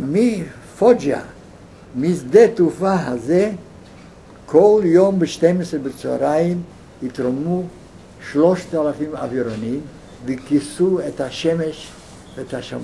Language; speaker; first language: Hebrew; non-native, fluent; Yiddish